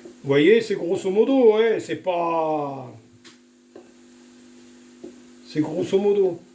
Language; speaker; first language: French; native; French